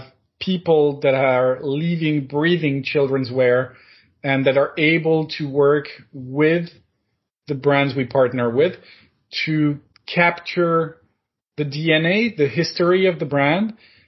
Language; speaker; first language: English; non-native, fluent; French